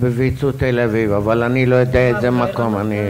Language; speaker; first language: Hebrew; non-native, fluent; Arabic